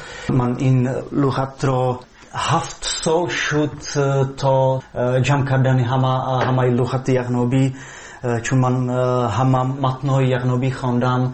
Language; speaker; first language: Tajik; non-native, fluent; Czech